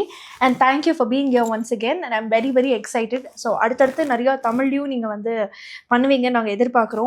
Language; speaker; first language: Tamil; native; Tamil